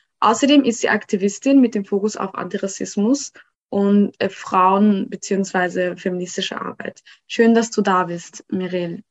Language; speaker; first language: German; early bilingual, other home language; Somali